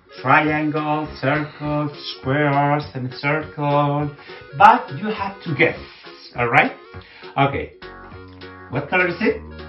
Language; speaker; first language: English; non-native, fluent; Spanish